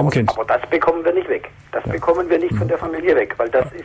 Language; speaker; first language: German; native; German